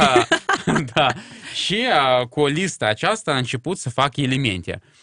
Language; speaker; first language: Romanian; non-native, local second language; Russian